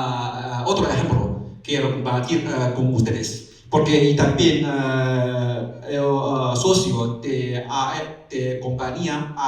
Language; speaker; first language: Spanish; non-native, learner; Chinese